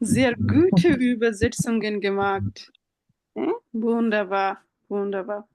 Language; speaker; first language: German; non-native, fluent; Bangla